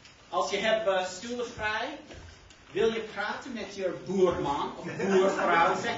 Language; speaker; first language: Dutch; non-native, learner; English